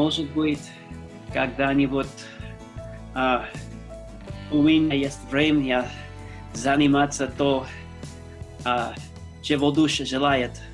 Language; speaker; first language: Russian; non-native, learner; English